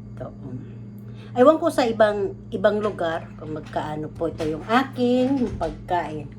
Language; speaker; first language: Filipino; native; Filipino